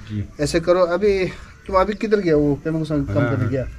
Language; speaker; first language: Hindi; non-native, local second language; Tibetan